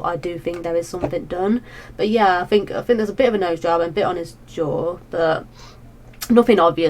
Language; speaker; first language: English; native; English